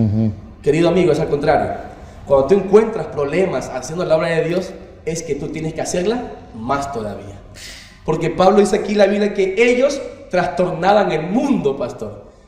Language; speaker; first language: Spanish; native; Spanish